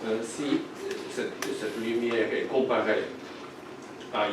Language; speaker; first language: French; non-native, fluent; Japanese